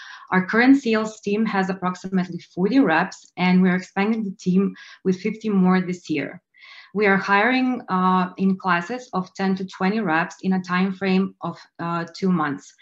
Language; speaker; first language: English; non-native, fluent; Macedonian